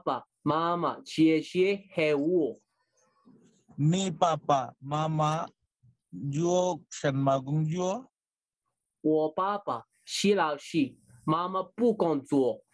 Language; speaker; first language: Chinese; non-native, learner; Arabic